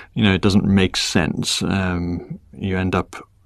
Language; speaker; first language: English; native; English